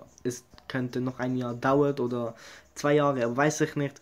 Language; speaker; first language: German; early bilingual, other home language; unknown